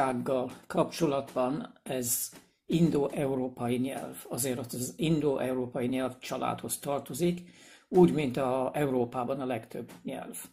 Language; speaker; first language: Hungarian; non-native, fluent; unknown